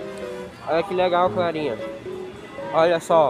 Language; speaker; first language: Portuguese; native; Portuguese